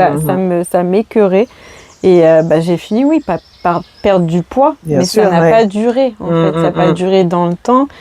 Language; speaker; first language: French; native; French